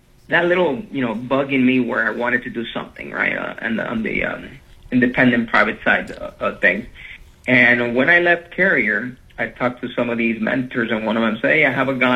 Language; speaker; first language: English; non-native, fluent; Spanish